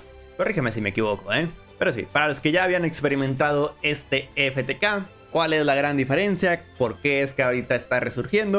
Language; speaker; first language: Spanish; native; Spanish